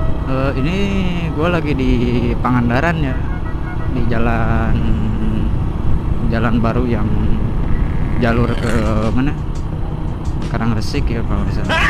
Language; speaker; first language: Indonesian; non-native, local second language; Sundanese